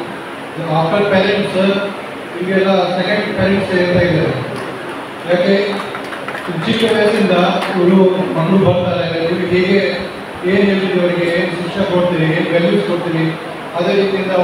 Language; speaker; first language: Kannada; non-native, learner; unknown